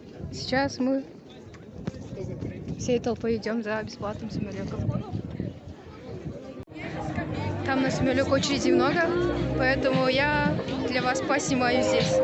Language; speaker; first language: Russian; non-native, local second language; Kyrgyz